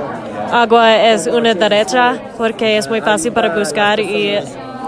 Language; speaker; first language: Spanish; non-native, learner; English